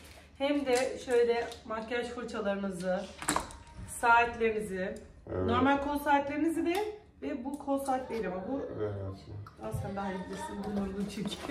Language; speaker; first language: Turkish; native; Turkish